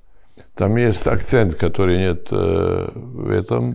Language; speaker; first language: Russian; non-native, learner; Serbian